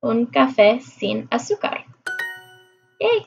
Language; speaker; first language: Spanish; non-native, learner; English